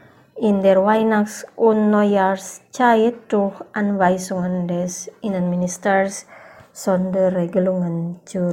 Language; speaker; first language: German; non-native, fluent; Indonesian